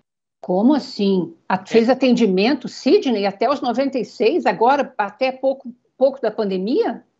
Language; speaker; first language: Portuguese; native; Portuguese